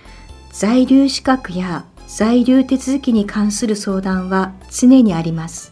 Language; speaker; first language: Japanese; native; Japanese